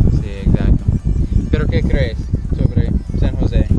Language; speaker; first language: Spanish; non-native, learner; English